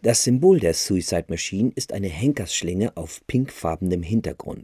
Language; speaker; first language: German; native; German